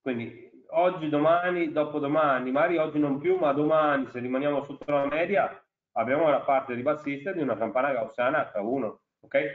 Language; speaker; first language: Italian; native; Italian